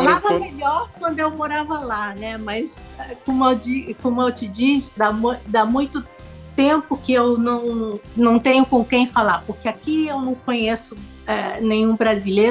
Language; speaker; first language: Portuguese; non-native, local second language; Spanish